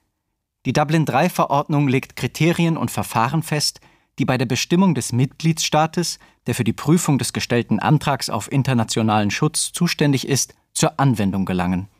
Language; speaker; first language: German; native; German